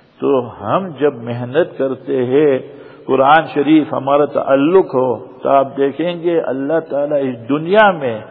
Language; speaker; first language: Urdu; non-native, fluent; Gujarati